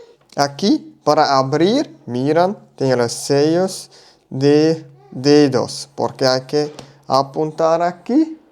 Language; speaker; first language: Spanish; non-native, learner; German